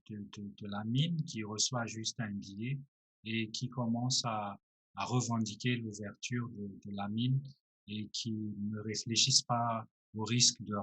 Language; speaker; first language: French; non-native, local second language; Malagasy